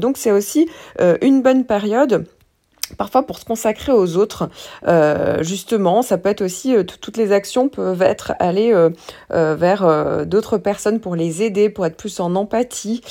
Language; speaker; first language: French; native; French